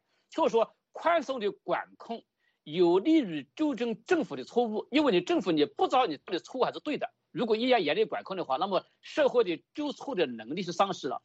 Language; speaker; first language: Chinese; native; Chinese